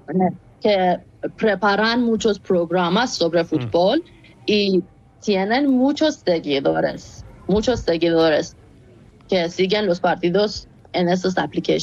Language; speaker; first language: Spanish; non-native, fluent; Persian